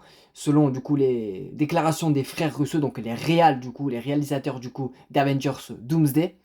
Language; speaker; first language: French; native; French